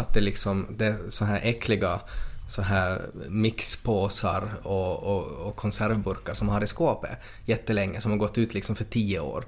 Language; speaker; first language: Swedish; native; Swedish